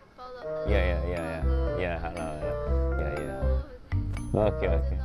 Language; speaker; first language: English; non-native, learner; Korean